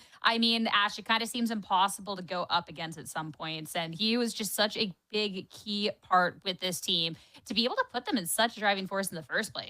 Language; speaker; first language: English; native; English